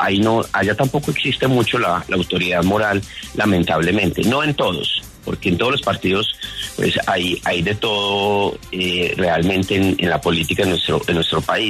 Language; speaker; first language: Spanish; native; Spanish